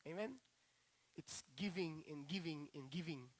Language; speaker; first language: English; non-native, local second language; Filipino